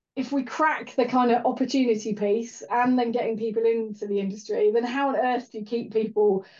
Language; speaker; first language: English; native; English